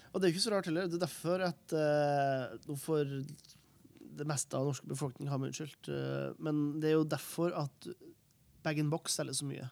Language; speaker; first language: Norwegian; native; Norwegian